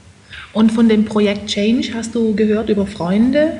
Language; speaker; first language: German; native; German